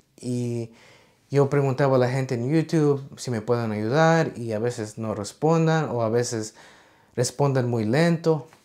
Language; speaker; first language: Spanish; early bilingual, heritage; Spanish